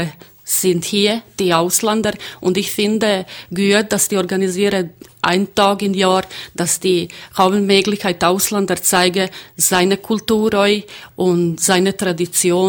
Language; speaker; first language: German; non-native, learner; Croatian